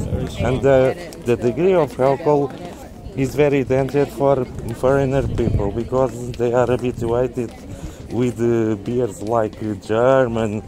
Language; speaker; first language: English; non-native, learner; Portuguese